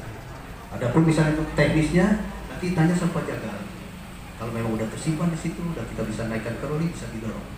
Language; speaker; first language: Indonesian; native; Indonesian